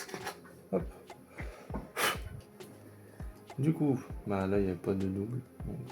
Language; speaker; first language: French; native; French